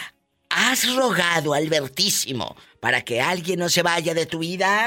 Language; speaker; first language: Spanish; native; Spanish